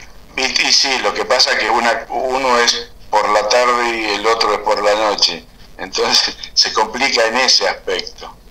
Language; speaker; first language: Spanish; native; Spanish